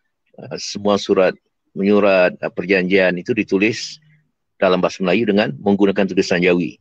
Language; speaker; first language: Malay; native; Malay